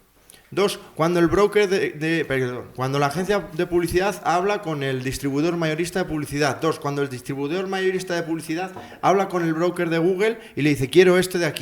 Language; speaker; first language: Spanish; native; Spanish